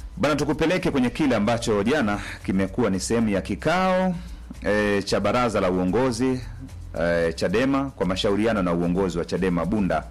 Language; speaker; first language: Swahili; native; Swahili